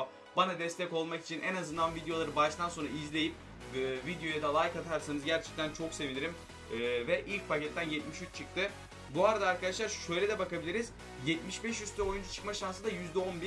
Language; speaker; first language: Turkish; native; Turkish